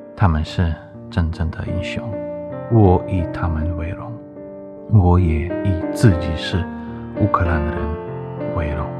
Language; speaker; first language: Chinese; non-native, fluent; Ukrainian